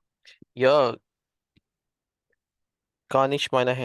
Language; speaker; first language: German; non-native, learner; Urdu